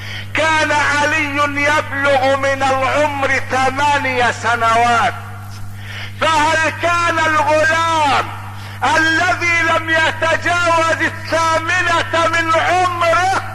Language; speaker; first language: Arabic; native; Arabic